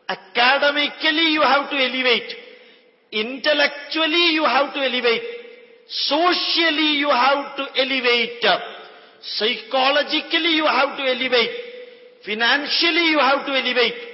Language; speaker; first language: English; non-native, local second language; Malayalam